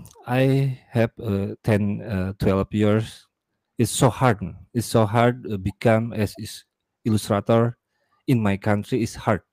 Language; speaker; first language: English; non-native, learner; Indonesian